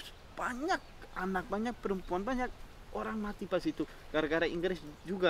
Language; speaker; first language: Indonesian; non-native, fluent; Dutch